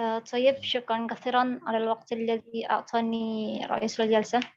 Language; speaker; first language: Arabic; non-native, learner; Indonesian